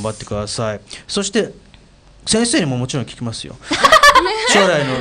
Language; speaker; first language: Japanese; native; Japanese